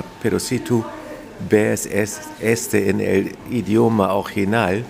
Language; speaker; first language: Spanish; non-native, fluent; German